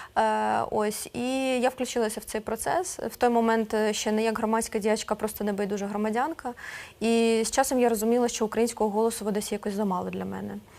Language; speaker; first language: Ukrainian; non-native, local second language; Russian